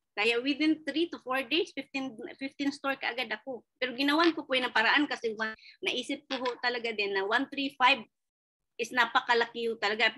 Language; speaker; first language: Filipino; non-native, local second language; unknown